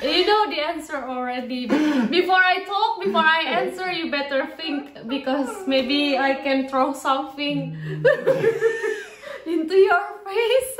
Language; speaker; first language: English; non-native, fluent; Indonesian